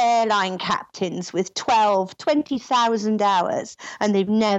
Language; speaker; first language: English; native; English